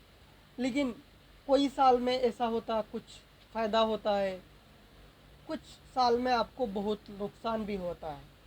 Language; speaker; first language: Hindi; non-native, local second language; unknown